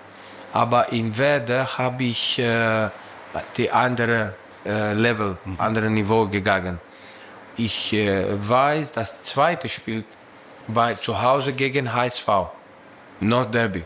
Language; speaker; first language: German; non-native, learner; Greek